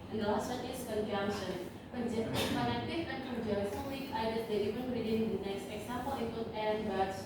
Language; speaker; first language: English; non-native, learner; Indonesian